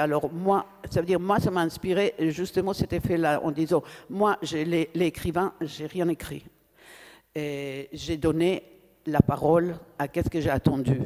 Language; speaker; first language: French; non-native, fluent; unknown